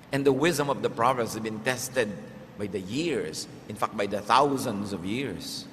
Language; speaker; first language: English; non-native, local second language; Filipino